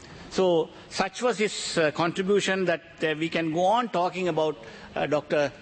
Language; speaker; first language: English; non-native, local second language; Tamil